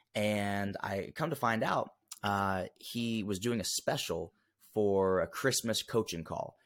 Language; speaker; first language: English; native; English